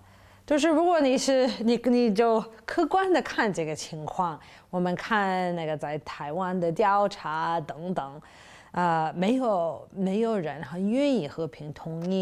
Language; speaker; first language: Chinese; non-native, fluent; English